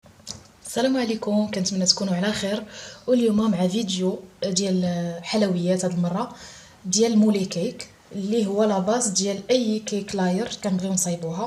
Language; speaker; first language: Arabic; native; Arabic